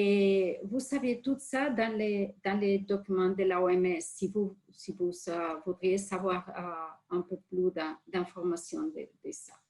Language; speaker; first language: French; non-native, fluent; Spanish